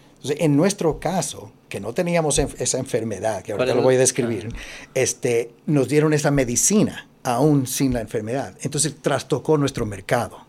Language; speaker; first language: Spanish; early bilingual, heritage; Spanish